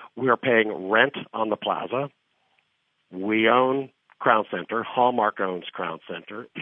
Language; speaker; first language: English; native; English